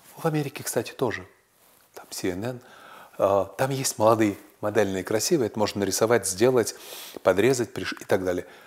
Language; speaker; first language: Russian; native; Russian